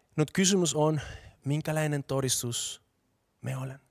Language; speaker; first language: Finnish; non-native, fluent; Spanish